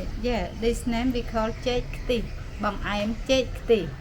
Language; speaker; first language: English; non-native, learner; Khmer